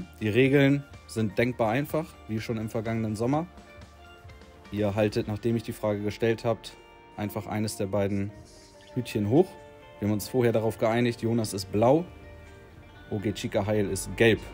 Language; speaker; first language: German; native; German